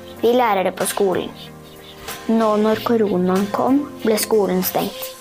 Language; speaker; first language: Norwegian; early bilingual, heritage; Norwegian